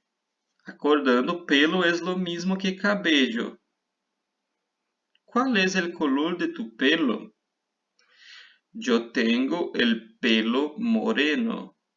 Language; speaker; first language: Spanish; non-native, fluent; Portuguese